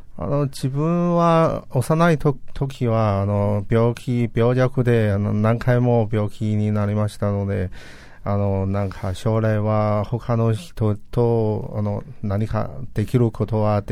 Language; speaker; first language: Japanese; non-native, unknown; Chinese